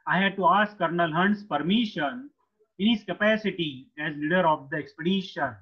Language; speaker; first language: English; non-native, local second language; Marathi